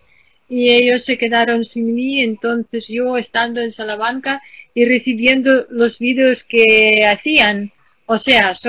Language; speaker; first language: Spanish; non-native, fluent; Ukrainian